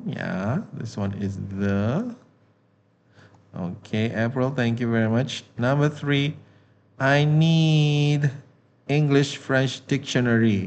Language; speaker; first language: English; non-native, fluent; Indonesian